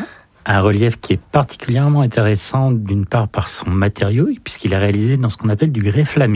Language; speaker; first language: French; native; French